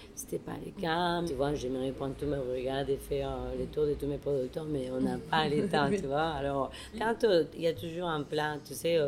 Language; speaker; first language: French; non-native, fluent; Spanish